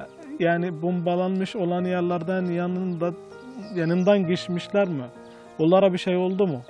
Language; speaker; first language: Turkish; non-native, fluent; Arabic